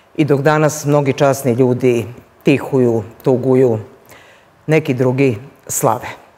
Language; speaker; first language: Serbian; native; Serbian